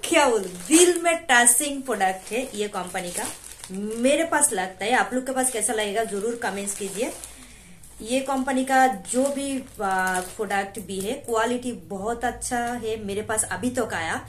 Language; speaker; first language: Hindi; non-native, local second language; Bangla